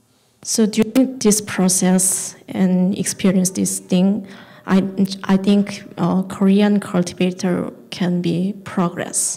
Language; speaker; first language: English; non-native, fluent; Korean